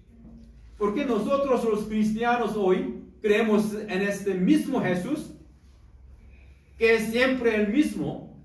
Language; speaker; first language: Spanish; non-native, learner; Korean